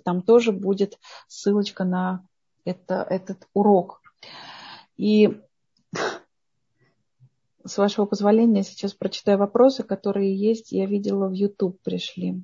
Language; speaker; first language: Russian; native; Russian